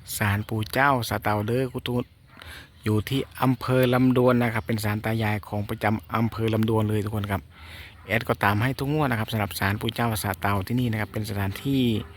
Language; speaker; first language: Thai; native; Thai